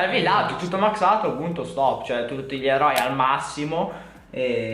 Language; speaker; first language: Italian; native; Italian